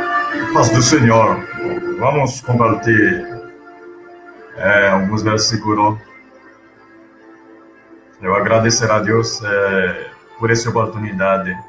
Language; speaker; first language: Portuguese; non-native, learner; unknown